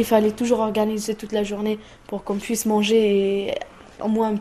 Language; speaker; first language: French; non-native, fluent; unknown